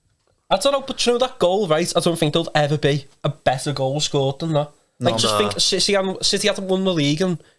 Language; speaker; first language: English; native; English